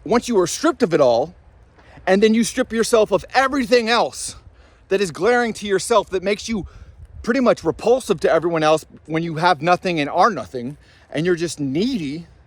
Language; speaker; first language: English; native; English